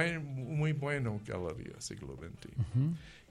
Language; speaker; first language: Spanish; non-native, learner; English